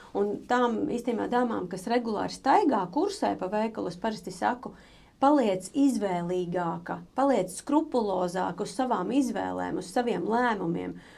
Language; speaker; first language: Latvian; native; Latvian